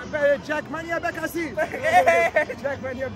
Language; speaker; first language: Indonesian; non-native, learner; Persian